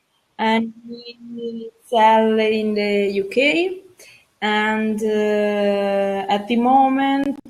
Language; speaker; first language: English; non-native, learner; Italian